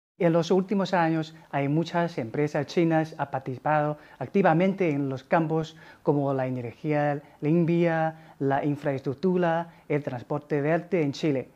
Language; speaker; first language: Spanish; non-native, fluent; Chinese